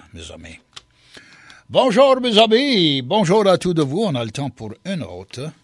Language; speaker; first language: French; native; French